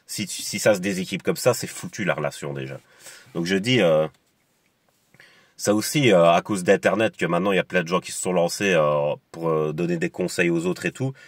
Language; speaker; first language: French; native; French